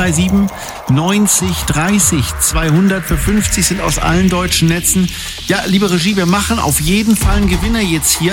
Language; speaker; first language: German; native; German